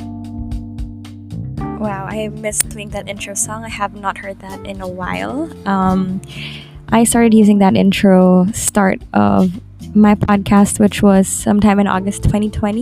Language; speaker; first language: English; non-native, local second language; Filipino